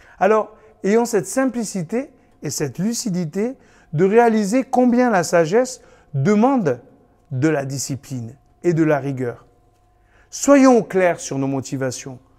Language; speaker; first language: French; native; French